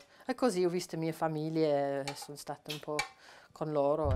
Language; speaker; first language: Italian; non-native, learner; English